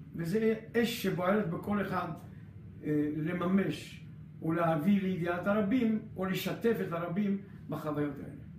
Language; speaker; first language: Hebrew; early bilingual, other home language; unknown